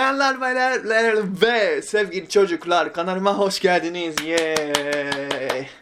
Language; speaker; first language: Turkish; non-native, fluent; Japanese